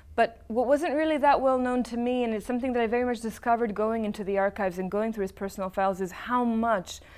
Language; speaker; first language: English; non-native, fluent; Serbian